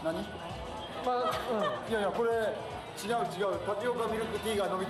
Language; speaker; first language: Japanese; native; Japanese